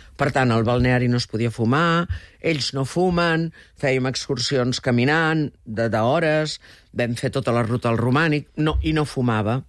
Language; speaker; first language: Catalan; early bilingual, heritage; Catalan